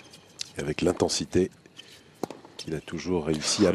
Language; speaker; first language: French; native; French